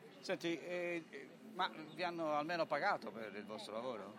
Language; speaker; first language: Italian; native; Italian